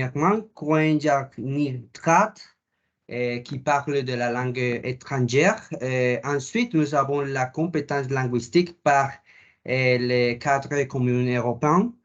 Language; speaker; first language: French; non-native, learner; Spanish